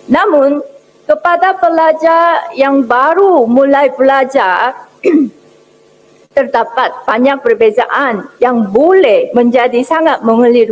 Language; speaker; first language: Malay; non-native, fluent; Korean